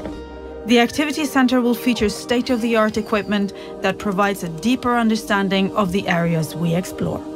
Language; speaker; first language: English; non-native, fluent; Norwegian